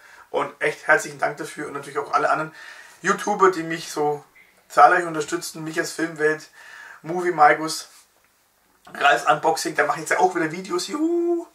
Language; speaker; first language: German; native; German